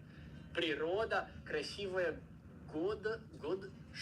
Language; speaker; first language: Russian; non-native, learner; English